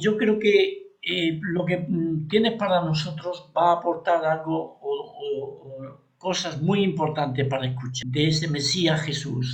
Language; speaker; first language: Spanish; native; Spanish